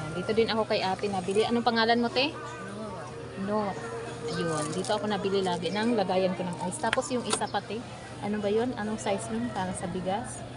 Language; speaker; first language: Filipino; non-native, local second language; Waray